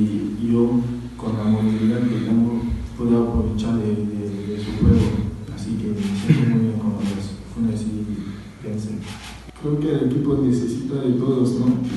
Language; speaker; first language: Spanish; non-native, fluent; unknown